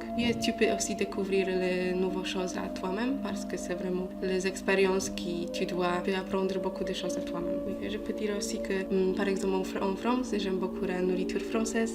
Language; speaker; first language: French; non-native, fluent; Polish